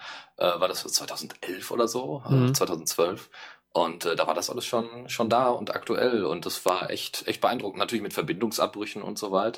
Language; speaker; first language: German; native; German